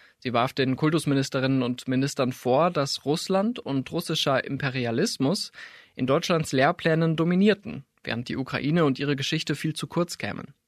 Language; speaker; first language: German; native; German